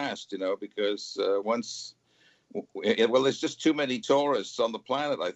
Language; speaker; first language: English; native; English